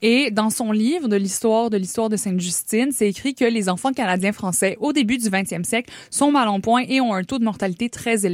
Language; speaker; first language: French; native; French